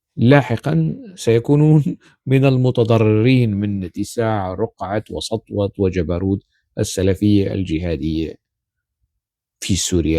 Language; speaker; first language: Arabic; non-native, local second language; Kurdish